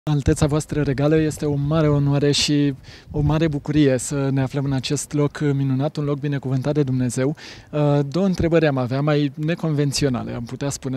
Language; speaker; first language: Romanian; native; Romanian